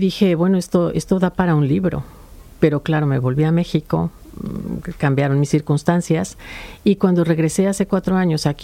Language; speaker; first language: Spanish; native; Spanish